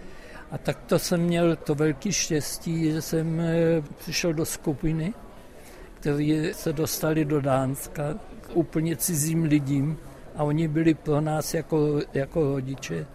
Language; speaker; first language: Czech; non-native, local second language; German